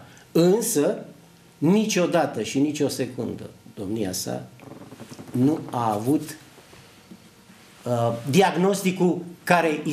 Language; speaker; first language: Romanian; native; Romanian